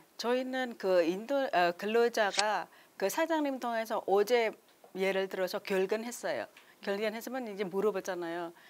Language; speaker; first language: Korean; non-native, fluent; Indonesian